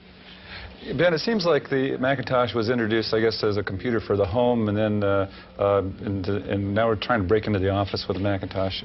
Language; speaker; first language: English; native; English